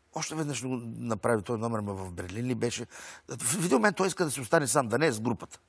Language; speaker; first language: Bulgarian; native; Bulgarian